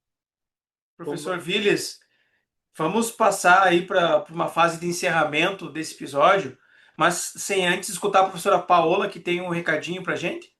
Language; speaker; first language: Portuguese; native; Portuguese